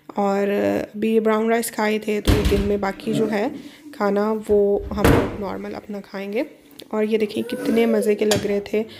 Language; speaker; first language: Hindi; native; Hindi